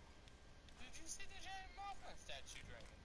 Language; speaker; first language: English; native; English